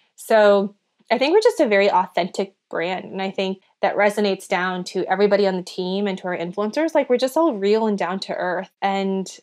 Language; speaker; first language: English; early bilingual, other home language; Chinese